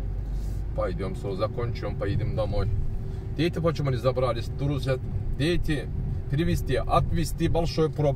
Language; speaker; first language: Russian; non-native, learner; Turkish